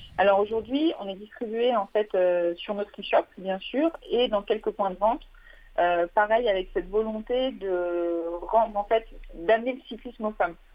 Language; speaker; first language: French; native; French